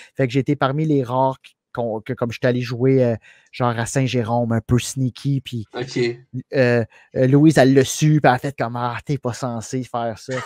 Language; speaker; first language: French; native; French